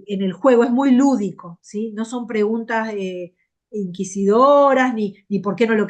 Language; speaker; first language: Spanish; native; Spanish